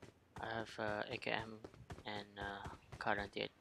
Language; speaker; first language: English; non-native, learner; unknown